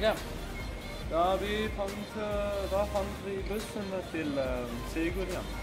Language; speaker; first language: Norwegian; non-native, learner; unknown